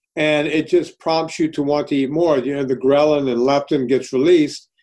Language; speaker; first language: English; early bilingual, other home language; Italian